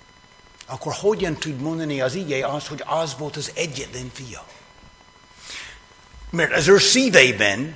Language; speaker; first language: Hungarian; non-native, fluent; English